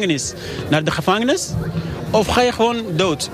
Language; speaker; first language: Dutch; non-native, learner; Arabic